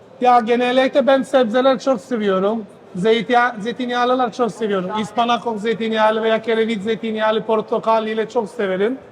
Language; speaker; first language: Turkish; non-native, fluent; Italian